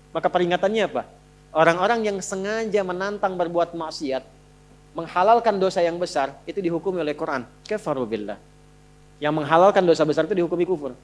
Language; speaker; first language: Indonesian; native; Indonesian